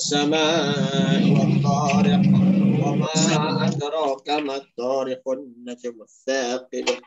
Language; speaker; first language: Arabic; non-native, fluent; Indonesian